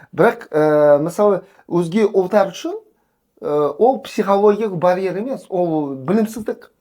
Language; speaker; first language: Kazakh; non-native, local second language; Russian